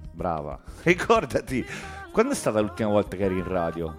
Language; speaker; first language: Italian; native; Italian